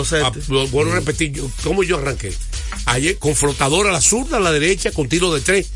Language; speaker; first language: Spanish; native; Spanish